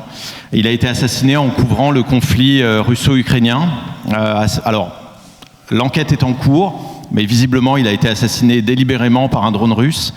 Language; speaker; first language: French; native; French